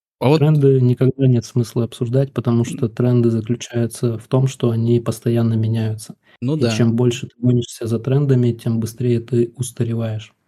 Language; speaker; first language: Russian; native; Russian